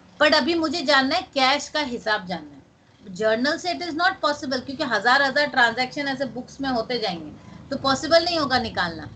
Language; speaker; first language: Hindi; non-native, local second language; Bangla